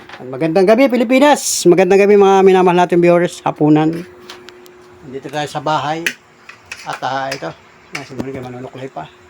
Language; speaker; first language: Filipino; native; Filipino